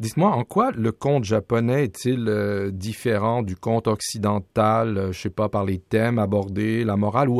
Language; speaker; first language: French; native; French